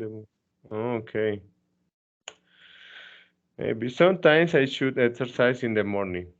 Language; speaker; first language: English; non-native, fluent; Spanish